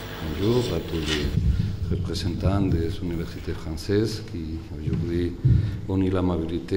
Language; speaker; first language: French; non-native, fluent; Spanish